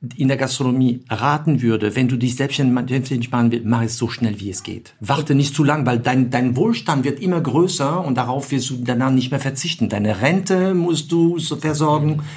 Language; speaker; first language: German; non-native, fluent; French